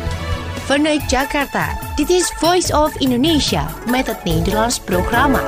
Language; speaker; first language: Dutch; non-native, fluent; Indonesian